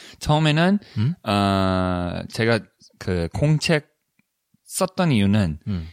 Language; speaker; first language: Korean; non-native, fluent; English